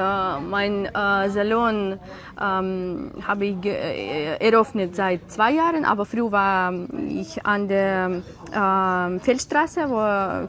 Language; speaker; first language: German; non-native, learner; Ukrainian